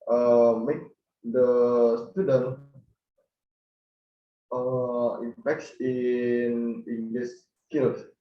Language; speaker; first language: English; non-native, learner; Indonesian